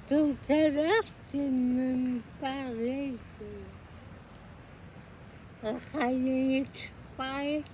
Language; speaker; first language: French; non-native, learner; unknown